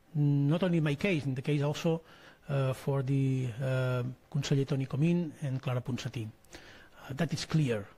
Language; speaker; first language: English; non-native, fluent; Catalan